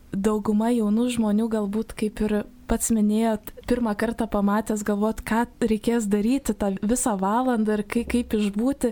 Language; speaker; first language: Lithuanian; native; Lithuanian